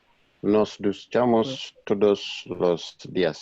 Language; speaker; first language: Spanish; non-native, learner; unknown